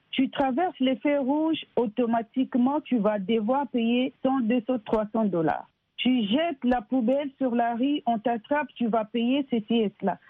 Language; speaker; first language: French; non-native, local second language; Lingala